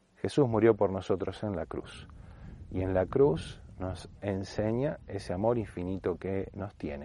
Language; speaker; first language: Spanish; native; Spanish